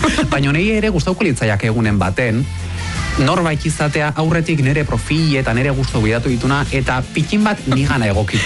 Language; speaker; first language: Basque; native; Basque